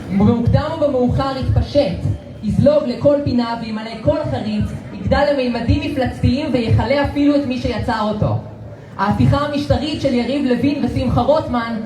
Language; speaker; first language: Hebrew; native; Hebrew